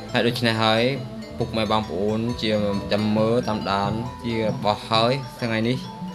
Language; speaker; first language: Khmer; non-native, local second language; Vietnamese